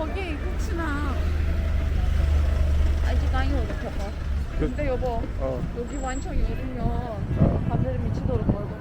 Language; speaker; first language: Korean; non-native, learner; Turkish